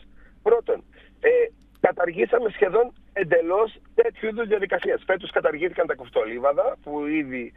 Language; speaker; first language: Greek; native; Greek